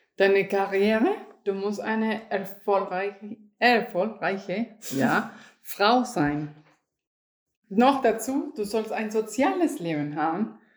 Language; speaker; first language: German; non-native, fluent; Spanish